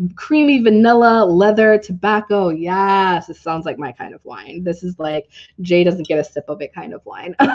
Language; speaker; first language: English; native; English